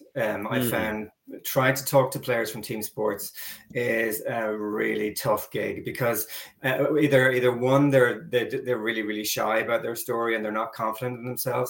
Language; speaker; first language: English; native; English